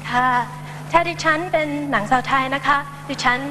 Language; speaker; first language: Thai; early bilingual, heritage; Thai